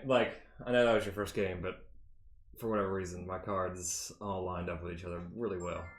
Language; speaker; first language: English; native; English